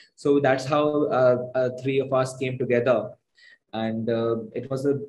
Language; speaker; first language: English; non-native, local second language; Hindi